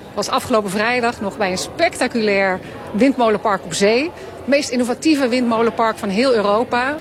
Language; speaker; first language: Dutch; native; Dutch